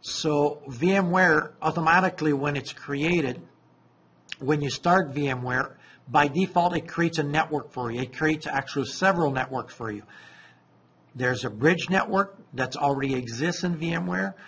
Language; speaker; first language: English; non-native, fluent; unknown